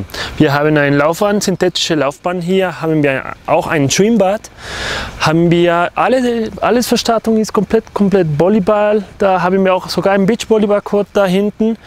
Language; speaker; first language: German; non-native, learner; Spanish